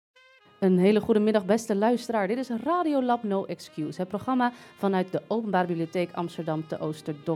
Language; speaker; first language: Dutch; native; Dutch